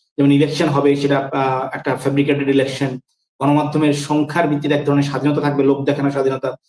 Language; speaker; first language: Bangla; native; Bangla